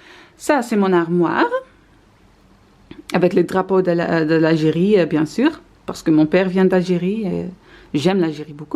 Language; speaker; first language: French; non-native, learner; Dutch